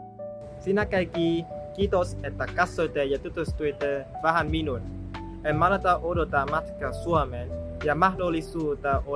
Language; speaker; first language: Finnish; non-native, fluent; Vietnamese